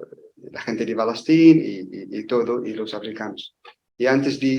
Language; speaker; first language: Spanish; non-native, learner; Arabic